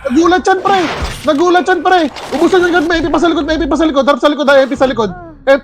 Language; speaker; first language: Filipino; native; Filipino